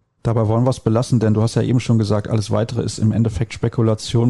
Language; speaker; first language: German; native; German